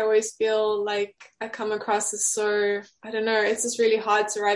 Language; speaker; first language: English; native; English